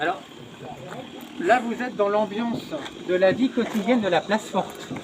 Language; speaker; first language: French; native; French